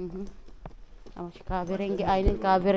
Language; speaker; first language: Turkish; non-native, learner; Filipino